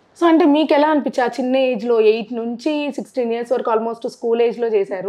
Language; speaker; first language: Telugu; native; Telugu